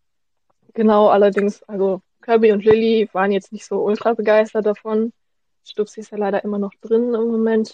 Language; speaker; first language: German; native; German